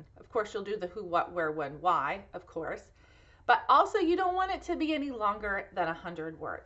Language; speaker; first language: English; native; English